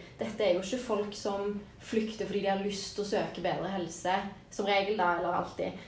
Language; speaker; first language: Norwegian; native; Norwegian